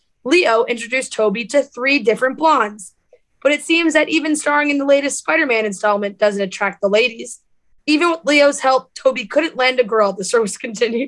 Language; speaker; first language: English; native; English